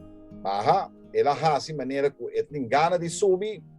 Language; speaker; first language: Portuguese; non-native, learner; Papiamento